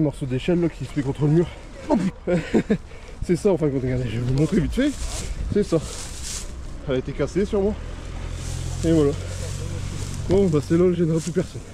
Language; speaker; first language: French; native; French